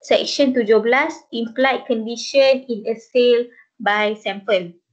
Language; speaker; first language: English; non-native, local second language; Malay